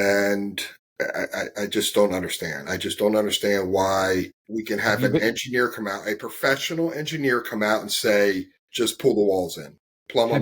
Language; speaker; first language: English; native; English